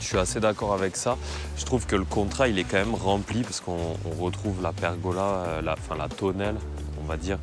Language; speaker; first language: French; native; French